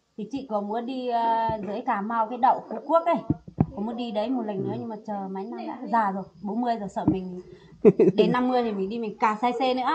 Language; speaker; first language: Vietnamese; non-native, local second language; Hmong